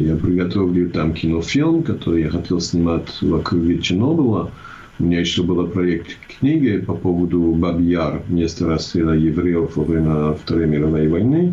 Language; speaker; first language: Russian; non-native, fluent; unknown